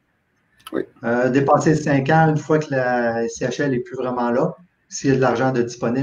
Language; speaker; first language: French; native; French